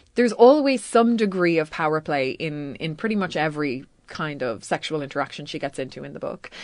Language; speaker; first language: English; native; English